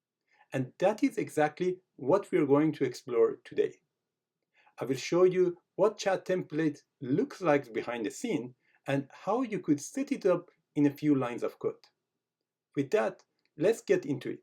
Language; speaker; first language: English; non-native, fluent; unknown